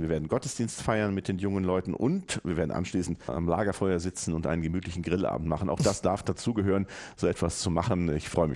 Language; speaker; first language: German; native; German